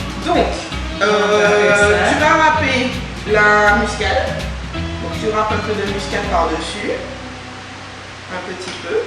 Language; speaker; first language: French; native; French